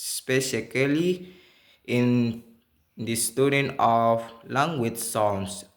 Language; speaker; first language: English; non-native, learner; Indonesian